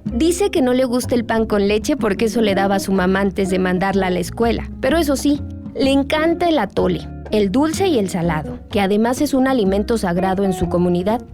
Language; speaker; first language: Spanish; native; Spanish